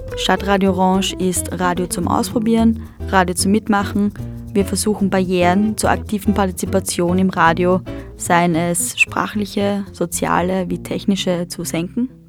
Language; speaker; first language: German; native; German